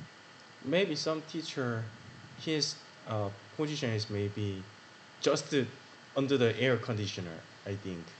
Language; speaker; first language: English; non-native, learner; Korean